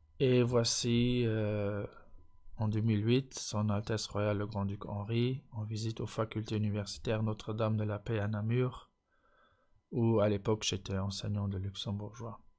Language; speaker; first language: French; non-native, local second language; Luxembourgish